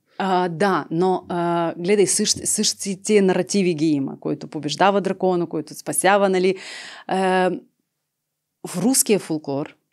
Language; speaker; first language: Bulgarian; early bilingual, heritage; Bulgarian